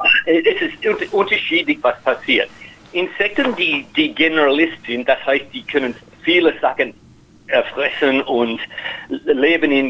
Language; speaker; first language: German; non-native, learner; English